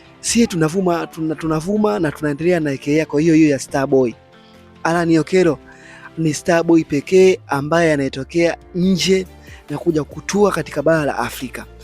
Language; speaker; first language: Swahili; native; Swahili